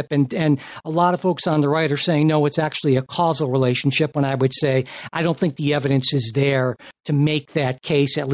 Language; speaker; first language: English; native; English